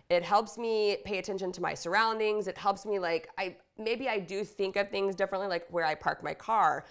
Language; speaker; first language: English; native; English